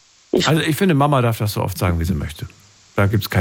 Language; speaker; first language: German; native; German